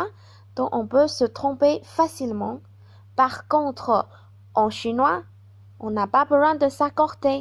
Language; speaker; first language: French; non-native, fluent; Chinese